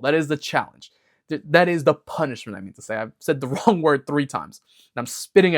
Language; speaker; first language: English; native; English